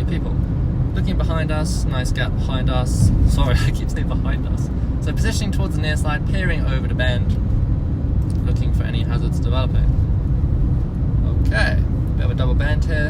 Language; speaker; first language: English; native; English